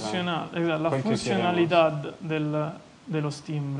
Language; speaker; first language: Spanish; non-native, fluent; Italian